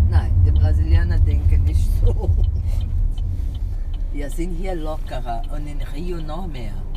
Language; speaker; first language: German; non-native, fluent; Portuguese